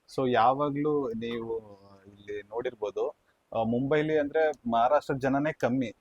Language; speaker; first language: Kannada; early bilingual, heritage; Kannada